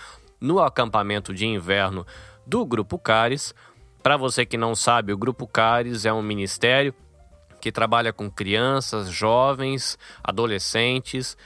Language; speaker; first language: Portuguese; native; Portuguese